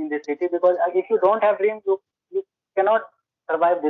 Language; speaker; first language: English; non-native, learner; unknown